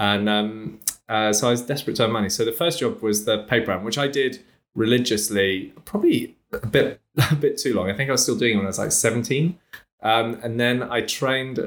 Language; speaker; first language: English; native; English